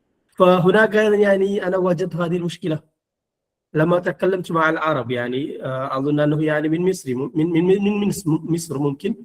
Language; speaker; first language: Arabic; non-native, fluent; Malayalam